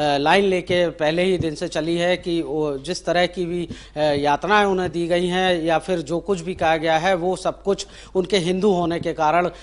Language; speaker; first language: Hindi; native; Hindi